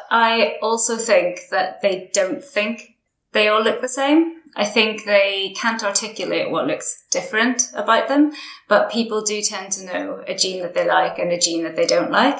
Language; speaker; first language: English; native; English